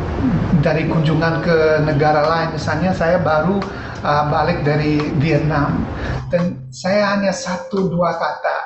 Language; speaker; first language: Indonesian; non-native, fluent; English